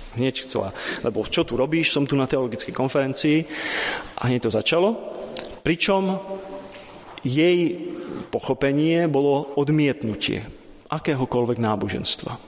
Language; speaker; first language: Slovak; native; Slovak